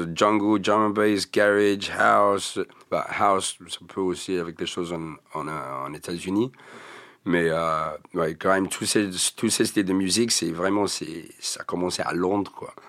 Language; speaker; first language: French; non-native, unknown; English